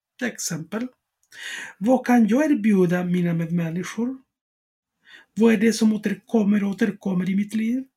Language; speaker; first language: Swedish; non-native, fluent; Spanish